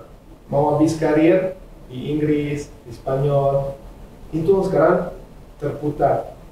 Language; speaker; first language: Indonesian; non-native, fluent; Italian